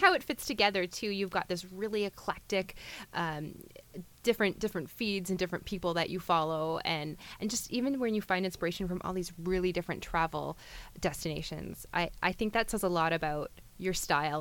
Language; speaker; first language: English; native; English